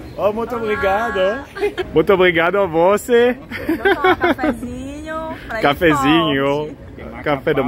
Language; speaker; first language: Portuguese; non-native, learner; French